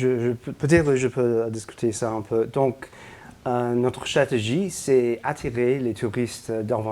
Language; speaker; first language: French; non-native, fluent; English